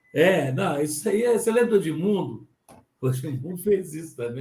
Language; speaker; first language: Portuguese; native; Portuguese